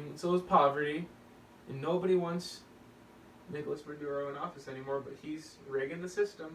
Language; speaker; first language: English; native; English